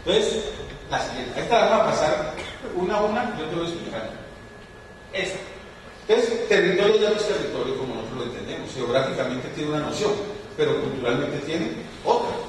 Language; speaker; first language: Spanish; native; Spanish